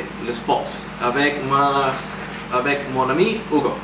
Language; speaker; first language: French; non-native, learner; Spanish